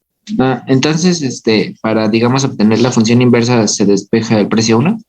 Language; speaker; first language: Spanish; native; Spanish